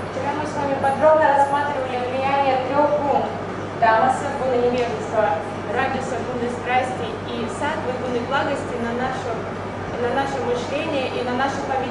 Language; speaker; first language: Russian; native; Russian